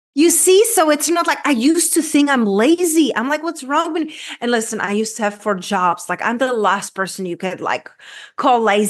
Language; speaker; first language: English; non-native, fluent; Czech